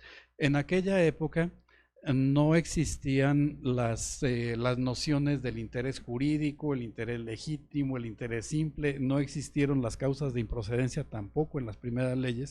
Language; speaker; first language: Spanish; native; Spanish